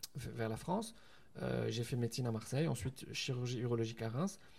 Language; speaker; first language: French; non-native, local second language; Arabic